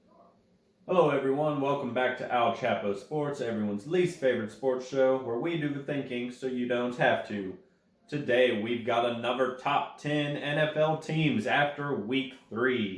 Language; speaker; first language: English; native; English